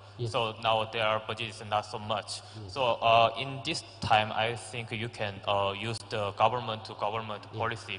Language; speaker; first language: English; non-native, learner; Korean